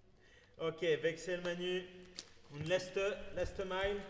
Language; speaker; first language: German; non-native, learner; French